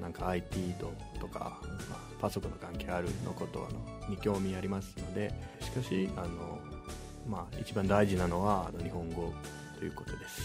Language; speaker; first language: Japanese; non-native, fluent; Serbian